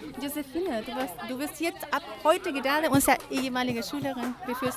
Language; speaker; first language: German; non-native, learner; Spanish